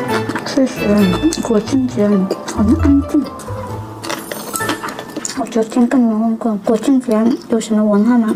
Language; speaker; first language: Chinese; non-native, learner; Korean